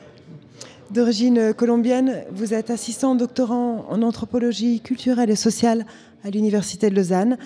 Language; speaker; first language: French; native; French